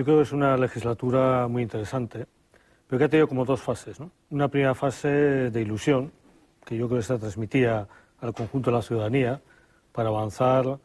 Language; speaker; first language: Spanish; native; Spanish